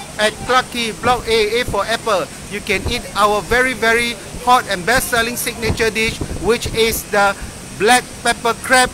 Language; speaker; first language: English; non-native, local second language; Chinese